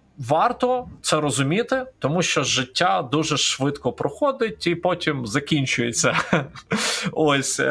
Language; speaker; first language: Ukrainian; non-native, local second language; Russian